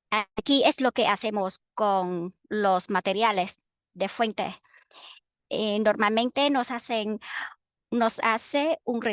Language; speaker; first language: Spanish; non-native, fluent; Vietnamese